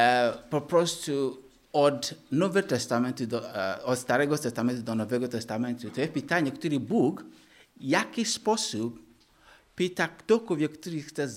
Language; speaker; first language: Polish; non-native, learner; Ukrainian